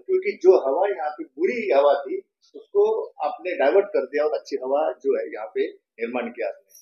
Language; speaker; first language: Hindi; non-native, local second language; Marathi